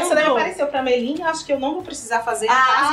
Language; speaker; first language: Portuguese; native; Portuguese